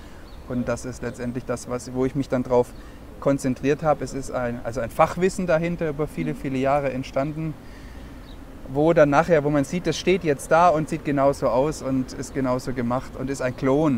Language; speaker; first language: German; native; German